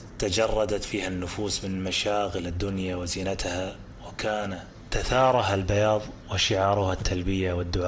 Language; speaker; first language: Arabic; native; Arabic